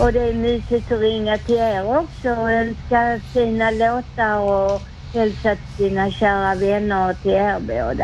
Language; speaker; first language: Swedish; native; Swedish